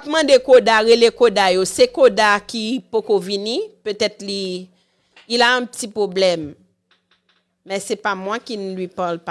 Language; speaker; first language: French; non-native, local second language; Haitian Creole